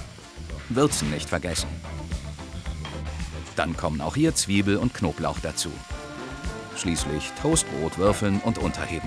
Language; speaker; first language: German; native; German